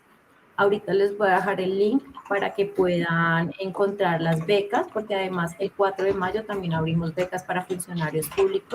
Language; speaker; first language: Spanish; native; Spanish